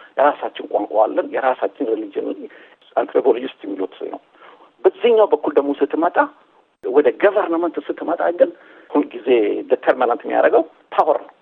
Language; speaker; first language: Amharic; non-native, local second language; Somali